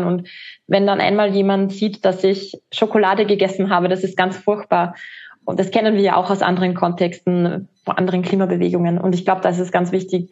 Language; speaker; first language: German; native; German